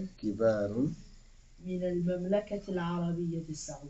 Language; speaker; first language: Arabic; non-native, learner; English